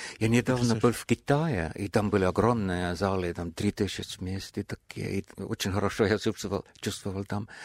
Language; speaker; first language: Russian; non-native, fluent; Estonian